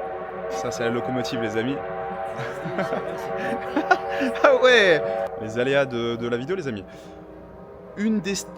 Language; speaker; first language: French; native; French